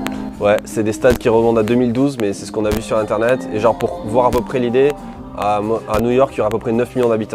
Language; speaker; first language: French; native; French